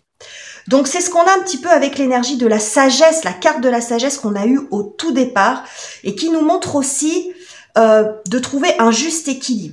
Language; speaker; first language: French; native; French